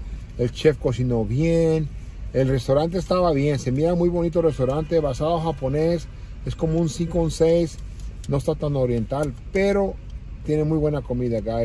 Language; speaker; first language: Spanish; early bilingual, heritage; English